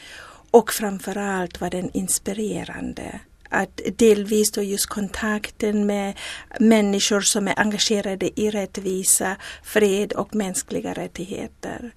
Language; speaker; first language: Swedish; non-native, fluent; Zulu